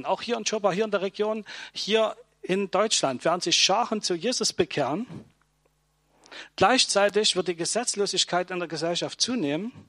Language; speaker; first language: German; native; German